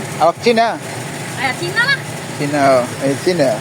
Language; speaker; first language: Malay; non-native, learner; Bangla